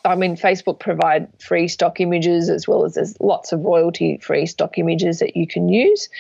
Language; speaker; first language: English; native; English